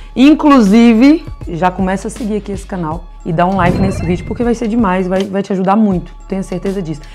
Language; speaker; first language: Portuguese; native; Portuguese